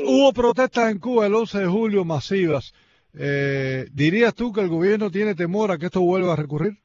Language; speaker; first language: Spanish; native; Spanish